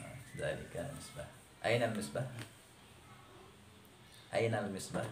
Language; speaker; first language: Arabic; non-native, fluent; Indonesian